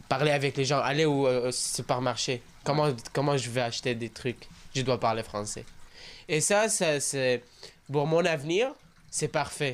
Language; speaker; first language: French; early bilingual, other home language; Arabic